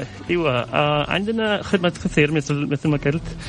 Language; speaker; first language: Arabic; non-native, learner; English